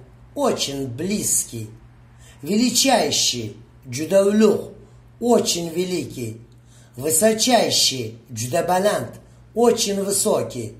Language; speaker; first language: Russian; non-native, fluent; Uzbek